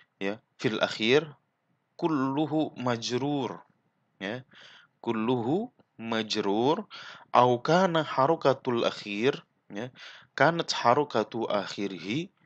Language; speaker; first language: Arabic; non-native, fluent; Malay